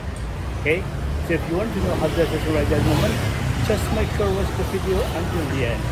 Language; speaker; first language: English; non-native, learner; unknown